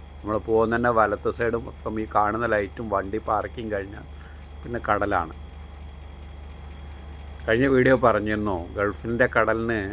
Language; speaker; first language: Malayalam; native; Malayalam